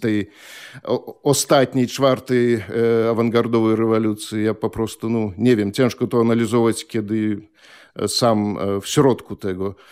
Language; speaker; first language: Polish; non-native, fluent; Belarusian